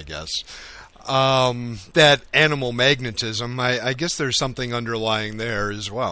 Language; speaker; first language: English; native; English